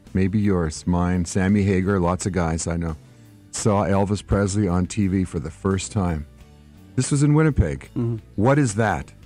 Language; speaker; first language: English; native; English